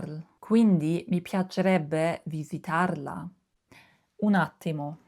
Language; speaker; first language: Italian; non-native, fluent; German